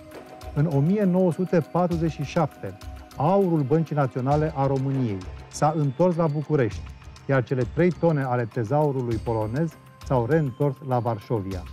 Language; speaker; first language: Romanian; native; Romanian